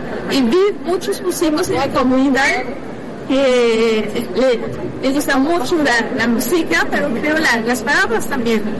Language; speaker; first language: Spanish; non-native, learner; French